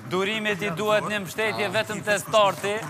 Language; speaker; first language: Albanian; native; Albanian